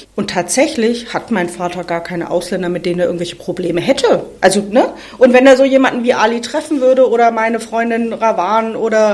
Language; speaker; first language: German; native; German